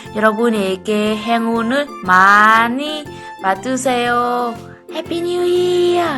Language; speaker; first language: Korean; non-native, learner; Vietnamese